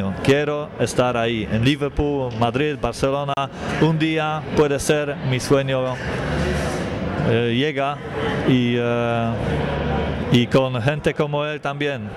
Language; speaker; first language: Spanish; non-native, learner; Polish